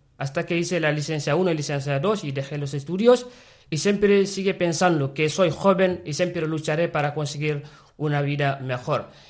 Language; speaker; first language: Spanish; non-native, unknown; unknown